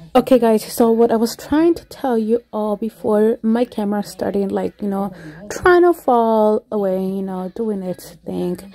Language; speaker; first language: English; early bilingual, other home language; Spanish